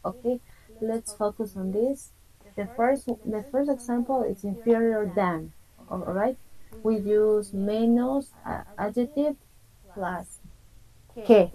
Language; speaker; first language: English; non-native, fluent; Spanish